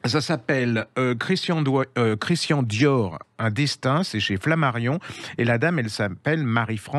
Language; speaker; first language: French; native; French